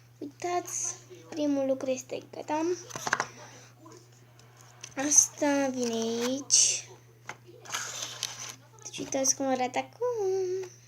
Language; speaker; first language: Romanian; native; Romanian